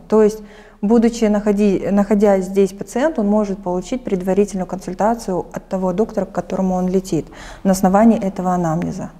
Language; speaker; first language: Russian; native; Russian